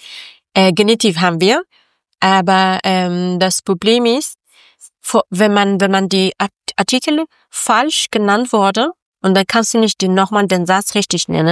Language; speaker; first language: German; non-native, learner; Persian